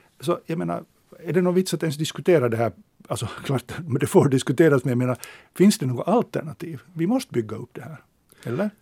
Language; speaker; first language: Swedish; native; Swedish